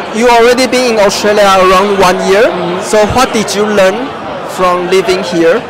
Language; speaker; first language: English; non-native, fluent; Chinese